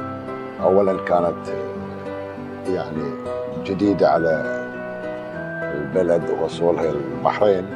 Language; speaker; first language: Arabic; native; Arabic